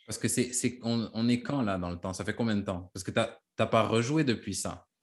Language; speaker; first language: French; native; French